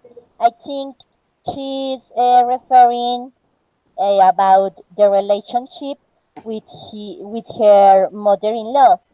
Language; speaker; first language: English; non-native, learner; Spanish